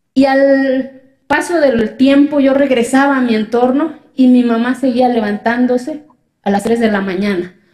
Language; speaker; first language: Spanish; non-native, local second language; Zapotec